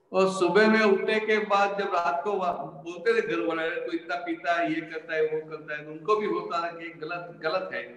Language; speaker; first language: Hindi; non-native, local second language; Gujarati